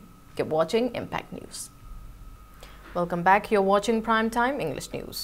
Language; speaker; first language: English; non-native, local second language; Manipuri